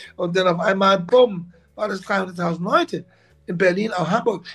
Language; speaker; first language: German; non-native, fluent; English